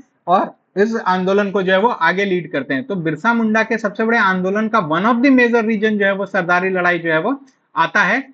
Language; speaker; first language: Hindi; native; Hindi